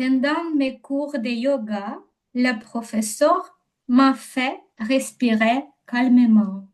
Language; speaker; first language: French; non-native, learner; Ukrainian